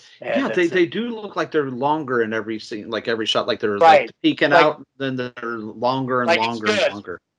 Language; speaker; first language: English; native; English